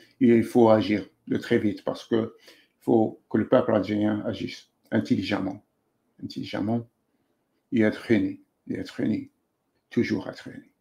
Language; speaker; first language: French; non-native, local second language; Arabic